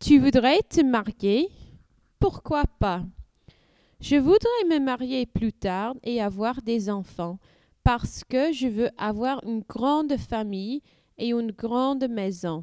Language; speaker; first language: French; non-native, learner; English